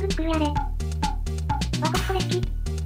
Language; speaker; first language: Japanese; native; Japanese